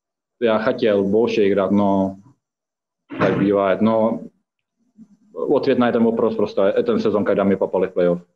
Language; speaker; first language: Russian; non-native, fluent; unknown